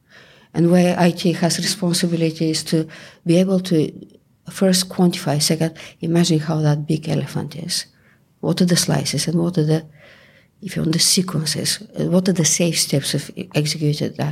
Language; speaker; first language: English; non-native, fluent; Bulgarian